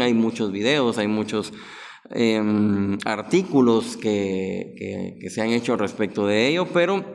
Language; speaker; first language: Spanish; native; Spanish